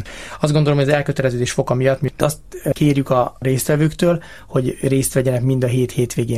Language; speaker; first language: Hungarian; native; Hungarian